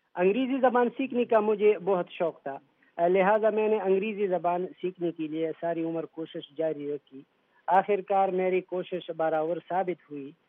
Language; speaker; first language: Urdu; non-native, local second language; Pashto